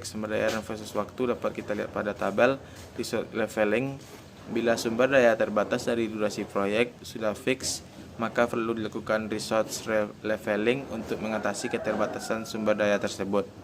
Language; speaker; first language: Indonesian; native; Indonesian